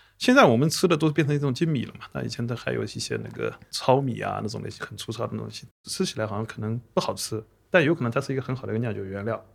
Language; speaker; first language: Chinese; native; Chinese